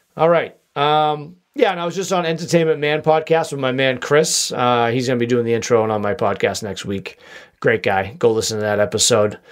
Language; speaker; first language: English; native; English